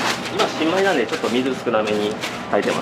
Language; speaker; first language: Japanese; native; Japanese